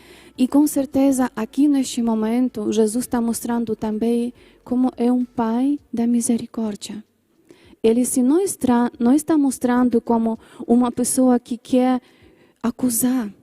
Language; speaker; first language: Portuguese; non-native, fluent; Polish